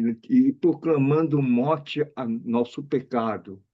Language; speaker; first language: Portuguese; non-native, fluent; Chinese